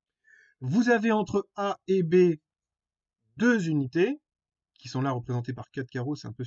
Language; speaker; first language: French; native; French